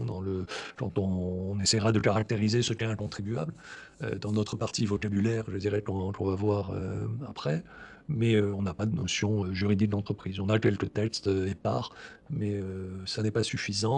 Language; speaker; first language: French; native; French